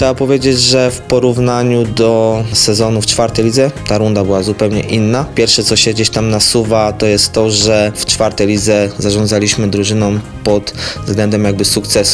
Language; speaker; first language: Polish; native; Polish